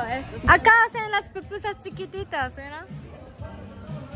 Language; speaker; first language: Spanish; non-native, learner; Japanese